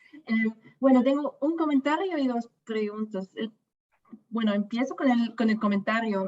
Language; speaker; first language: Spanish; non-native, fluent; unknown